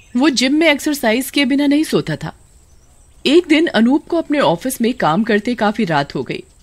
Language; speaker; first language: Hindi; native; Hindi